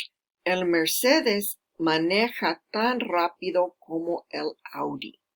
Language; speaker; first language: Spanish; non-native, fluent; English